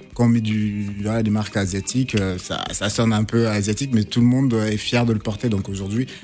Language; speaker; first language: French; non-native, local second language; Lingala